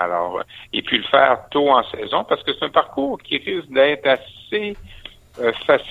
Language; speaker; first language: French; native; French